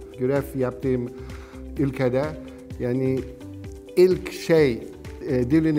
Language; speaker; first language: Turkish; non-native, learner; Polish